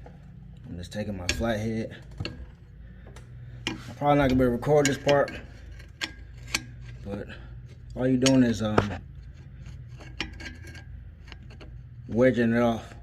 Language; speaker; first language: English; native; English